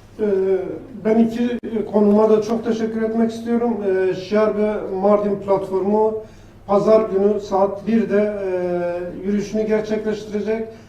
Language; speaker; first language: Turkish; non-native, local second language; Kurdish